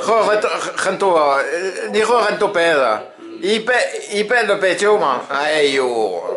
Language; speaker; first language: Chinese; non-native, learner; French